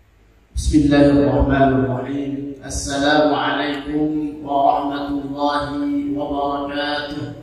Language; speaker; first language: Arabic; non-native, fluent; Indonesian